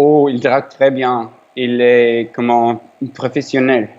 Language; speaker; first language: French; non-native, learner; Ukrainian